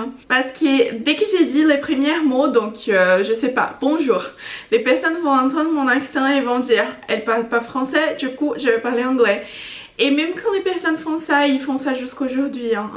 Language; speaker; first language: French; non-native, fluent; Portuguese